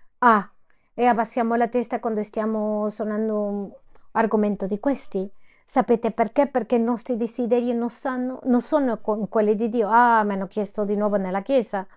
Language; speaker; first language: Italian; non-native, fluent; Spanish